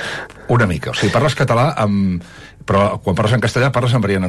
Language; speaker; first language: Catalan; native; Catalan